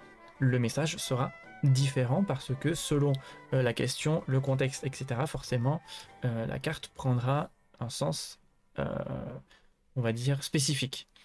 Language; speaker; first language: French; native; French